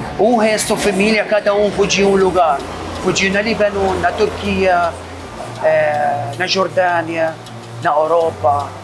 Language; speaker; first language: Portuguese; non-native, learner; Arabic